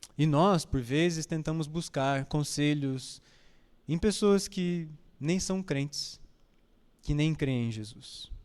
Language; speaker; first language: Portuguese; native; Portuguese